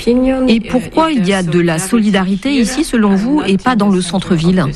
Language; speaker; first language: French; native; French